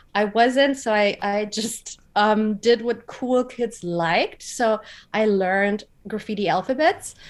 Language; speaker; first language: English; non-native, fluent; German